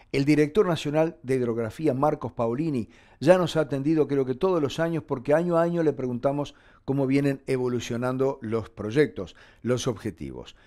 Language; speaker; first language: Spanish; native; Spanish